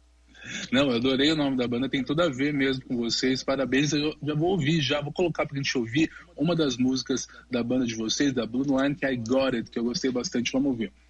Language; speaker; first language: Portuguese; native; Portuguese